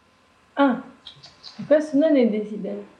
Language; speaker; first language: Italian; non-native, learner; French